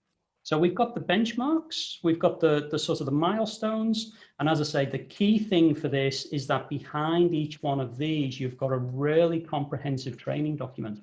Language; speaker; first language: English; native; English